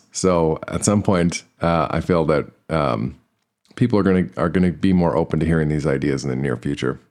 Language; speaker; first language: English; native; English